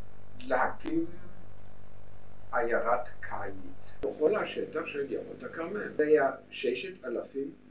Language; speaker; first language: Hebrew; non-native, fluent; German